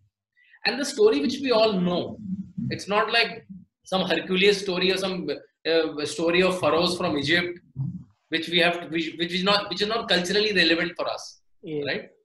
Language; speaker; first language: English; non-native, local second language; Hindi